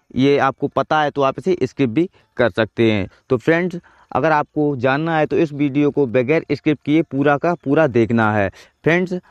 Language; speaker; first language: Hindi; native; Hindi